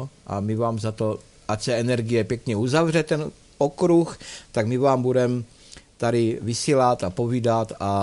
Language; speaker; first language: Czech; native; Czech